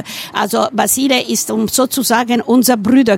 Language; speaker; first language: German; non-native, fluent; Italian